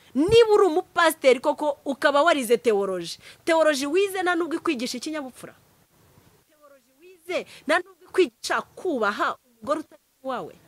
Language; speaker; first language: Kinyarwanda; early bilingual, heritage; Kinyarwanda